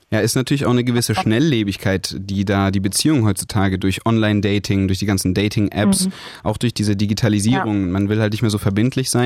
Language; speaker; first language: German; native; German